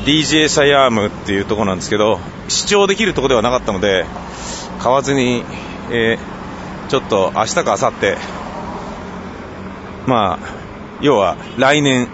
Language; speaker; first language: Japanese; native; Japanese